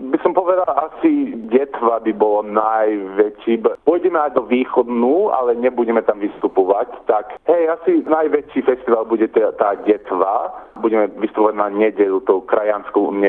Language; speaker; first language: Slovak; early bilingual, heritage; Slovak